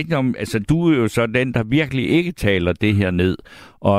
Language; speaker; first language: Danish; native; Danish